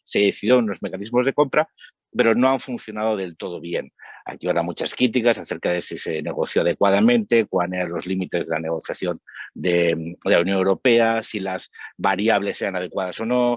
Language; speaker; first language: Spanish; native; Spanish